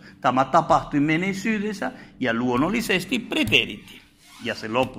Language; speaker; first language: Finnish; non-native, fluent; Spanish